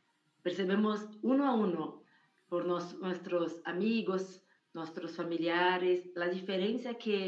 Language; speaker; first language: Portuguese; non-native, fluent; Spanish